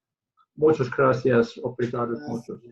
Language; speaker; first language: Spanish; non-native, learner; Finnish